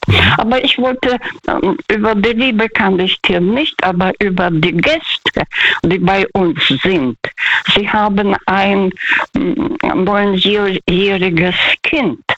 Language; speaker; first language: German; non-native, fluent; Russian